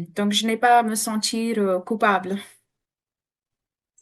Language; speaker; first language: French; non-native, fluent; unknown